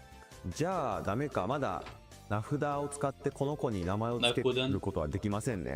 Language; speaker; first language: Japanese; native; Japanese